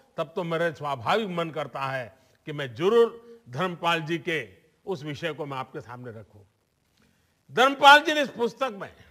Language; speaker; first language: Hindi; non-native, local second language; Gujarati